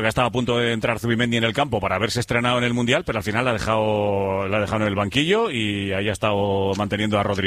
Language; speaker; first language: Spanish; native; Spanish